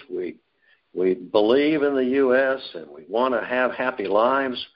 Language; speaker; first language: English; native; English